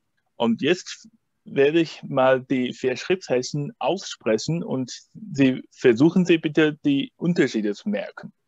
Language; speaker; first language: German; non-native, fluent; Chinese